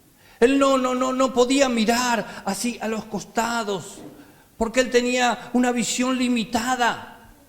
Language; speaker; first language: Spanish; native; Spanish